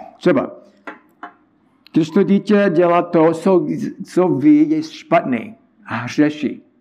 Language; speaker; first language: Czech; non-native, learner; English